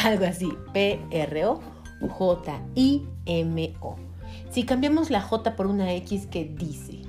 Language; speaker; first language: Spanish; native; Spanish